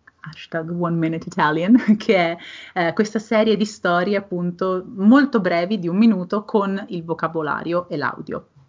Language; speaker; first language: Italian; native; Italian